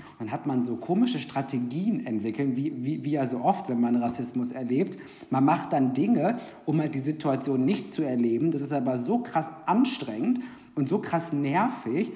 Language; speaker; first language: German; native; German